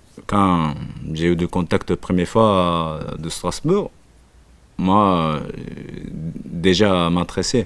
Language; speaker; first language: French; non-native, learner; Japanese